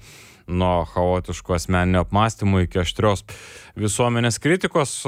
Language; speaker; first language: Lithuanian; native; Lithuanian